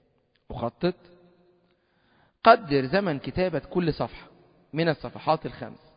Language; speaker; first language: Arabic; native; Arabic